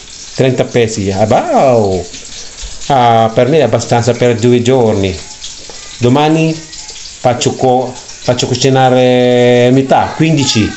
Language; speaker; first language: Italian; non-native, learner; Filipino